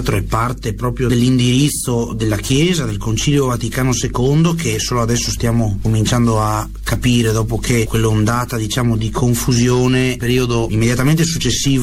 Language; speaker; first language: Italian; native; Italian